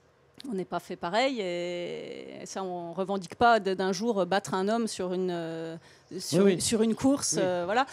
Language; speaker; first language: French; native; French